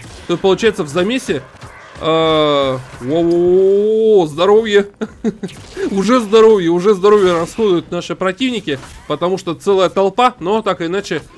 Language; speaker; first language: Russian; native; Russian